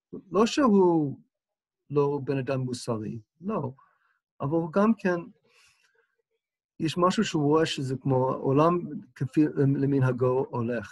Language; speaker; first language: Hebrew; non-native, fluent; English